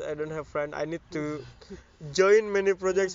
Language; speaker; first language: English; non-native, learner; Indonesian